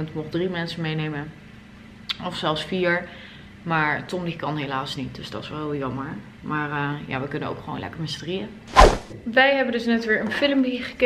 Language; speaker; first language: Dutch; native; Dutch